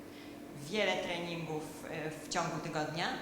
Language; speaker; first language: Polish; native; Polish